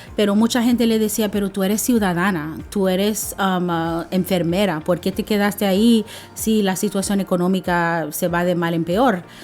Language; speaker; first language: Spanish; non-native, fluent; English